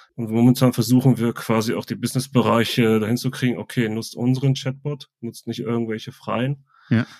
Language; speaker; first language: German; native; German